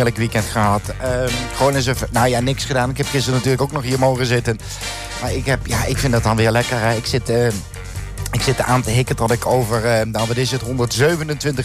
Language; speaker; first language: Dutch; native; Dutch